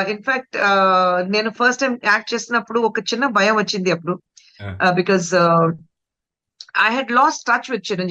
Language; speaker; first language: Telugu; non-native, fluent; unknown